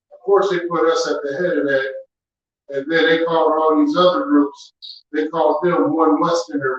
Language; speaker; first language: English; native; English